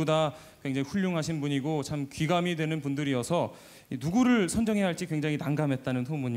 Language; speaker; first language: Korean; native; Korean